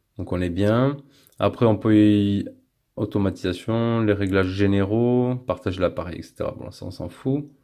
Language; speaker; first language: French; native; French